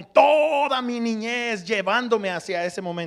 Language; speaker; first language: Spanish; early bilingual, heritage; Spanish